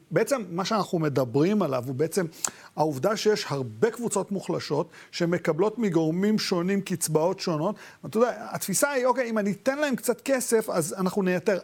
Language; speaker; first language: Hebrew; native; Hebrew